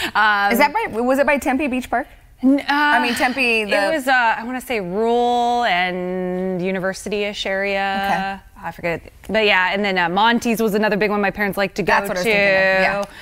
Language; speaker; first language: English; native; English